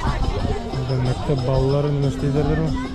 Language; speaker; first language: Turkish; non-native, learner; Bashkir